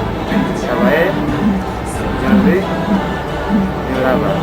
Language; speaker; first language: Catalan; non-native, learner; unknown